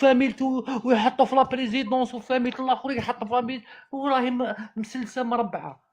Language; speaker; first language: Arabic; native; Arabic